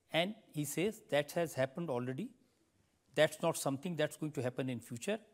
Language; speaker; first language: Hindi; native; Hindi